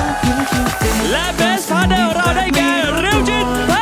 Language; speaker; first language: Thai; native; Thai